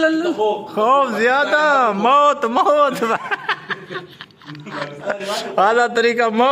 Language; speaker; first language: Arabic; non-native, learner; Urdu